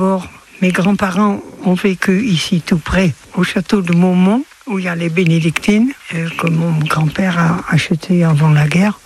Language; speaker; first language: French; non-native, fluent; Dutch